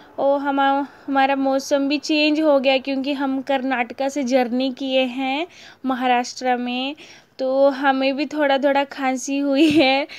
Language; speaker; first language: Hindi; native; Hindi